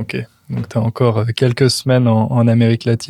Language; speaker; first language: French; native; French